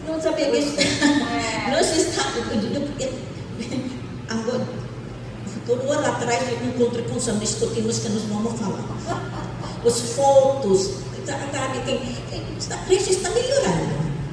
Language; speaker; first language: Portuguese; non-native, fluent; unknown